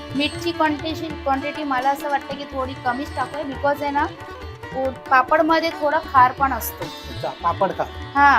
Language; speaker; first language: Marathi; non-native, local second language; Marwari